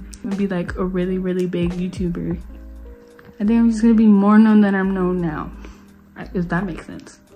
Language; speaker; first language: English; native; English